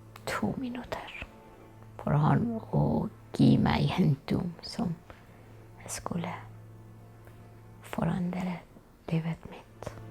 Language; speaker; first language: Norwegian; non-native, fluent; Persian